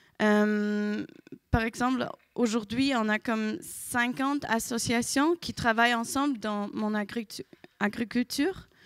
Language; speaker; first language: French; non-native, fluent; German